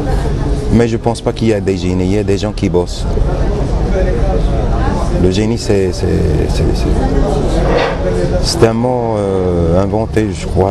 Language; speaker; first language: French; non-native, local second language; Arabic